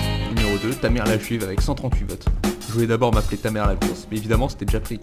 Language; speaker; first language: French; native; French